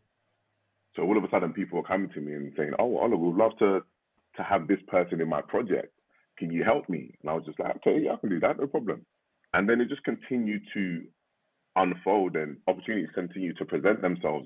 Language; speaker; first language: English; native; English